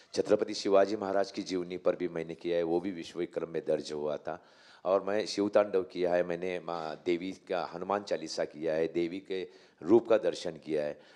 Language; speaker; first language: Hindi; non-native, local second language; Marathi